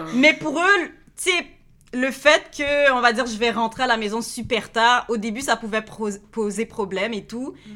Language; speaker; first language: French; native; French